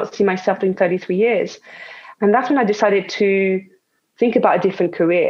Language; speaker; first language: English; non-native, fluent; French